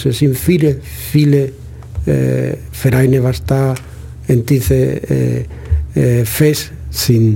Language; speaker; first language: German; non-native, fluent; Spanish